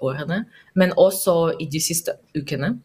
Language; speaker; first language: Norwegian; non-native, learner; Russian